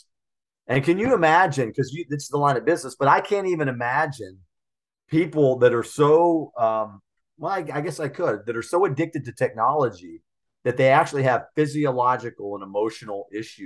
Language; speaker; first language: English; native; English